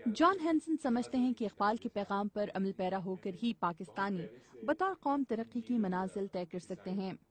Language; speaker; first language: Urdu; native; Urdu